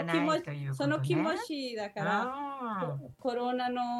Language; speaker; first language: Japanese; non-native, learner; Spanish